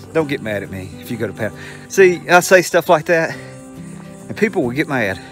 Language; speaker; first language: English; native; English